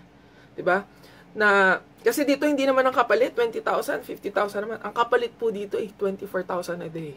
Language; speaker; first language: Filipino; native; Filipino